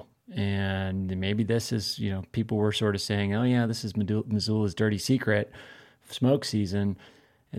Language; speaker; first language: English; native; English